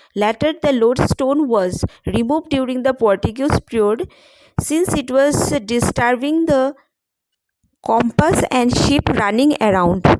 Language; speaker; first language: English; non-native, local second language; Bangla